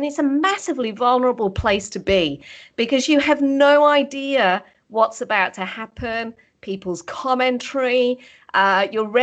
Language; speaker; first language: English; native; English